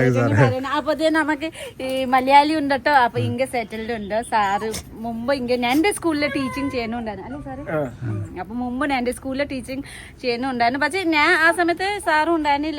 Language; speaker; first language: Malayalam; non-native, learner; Nepali